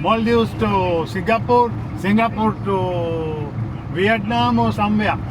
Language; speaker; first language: English; non-native, learner; Sinhala